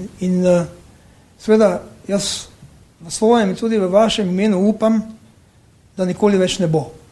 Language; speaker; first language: Slovenian; native; Slovenian